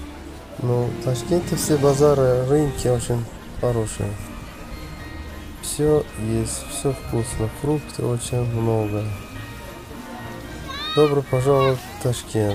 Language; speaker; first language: Russian; non-native, local second language; Uzbek